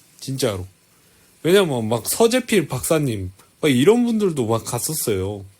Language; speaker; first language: Korean; native; Korean